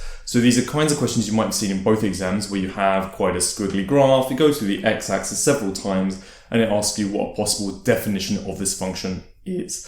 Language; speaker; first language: English; native; English